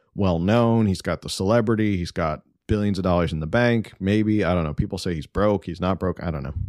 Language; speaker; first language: English; native; English